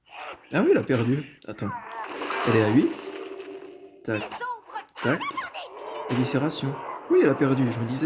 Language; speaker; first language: French; native; French